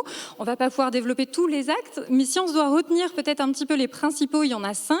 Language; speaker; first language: French; native; French